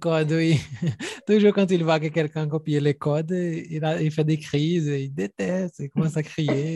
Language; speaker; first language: French; non-native, fluent; Portuguese